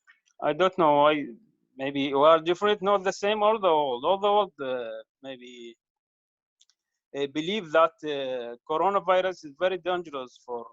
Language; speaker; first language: English; non-native, local second language; Arabic